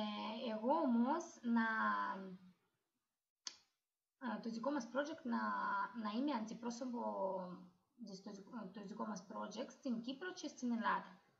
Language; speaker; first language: Greek; non-native, learner; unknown